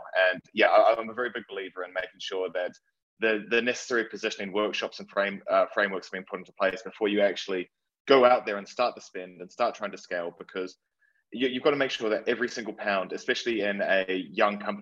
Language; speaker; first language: English; native; English